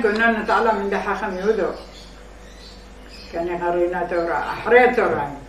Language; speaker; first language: Hebrew; non-native, fluent; Arabic